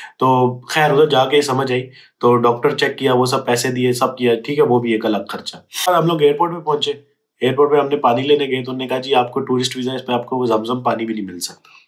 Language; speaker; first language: Urdu; native; Urdu